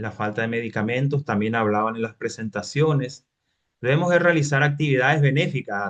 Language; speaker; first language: Spanish; native; Spanish